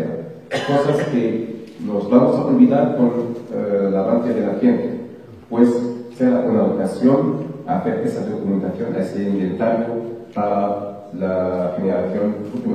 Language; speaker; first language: Spanish; non-native, local second language; Arabic